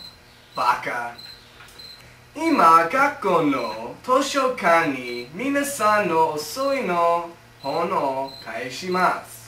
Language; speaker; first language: Japanese; non-native, learner; English